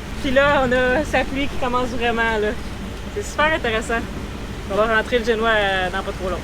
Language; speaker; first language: French; native; French